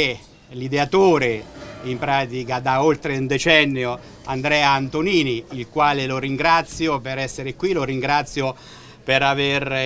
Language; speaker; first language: Italian; native; Italian